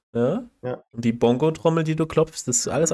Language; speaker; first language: German; native; German